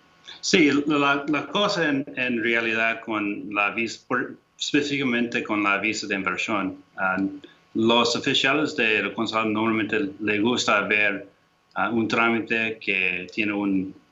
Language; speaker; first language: Spanish; non-native, fluent; English